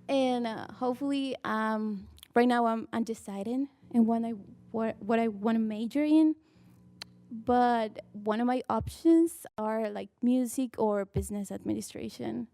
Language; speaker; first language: English; early bilingual, other home language; Spanish